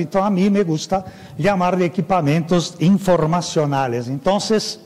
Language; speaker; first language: Spanish; non-native, fluent; Portuguese